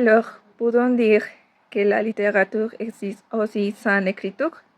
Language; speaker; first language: French; non-native, fluent; Spanish